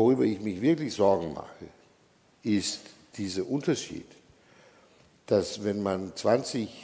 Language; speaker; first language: German; non-native, fluent; Danish